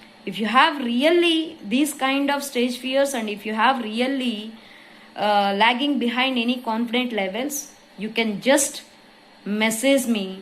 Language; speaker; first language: English; non-native, local second language; Telugu